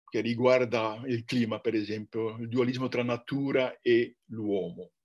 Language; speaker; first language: Italian; non-native, fluent; Dutch